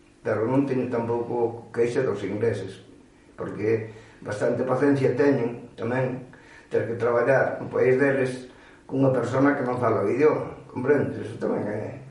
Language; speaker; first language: Galician; native; Galician